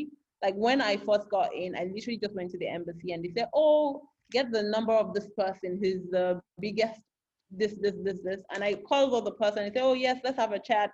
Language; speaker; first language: English; non-native, local second language; Yoruba